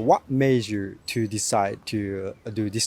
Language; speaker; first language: English; non-native, learner; Japanese